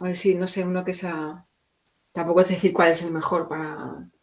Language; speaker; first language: Spanish; native; Spanish